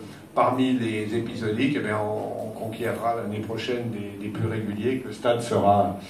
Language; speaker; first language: French; native; French